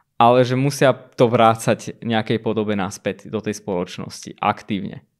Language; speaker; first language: Slovak; early bilingual, other home language; Armenian